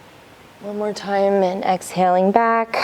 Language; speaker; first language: English; native; English